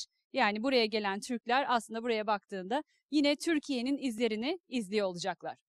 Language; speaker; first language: Turkish; native; Turkish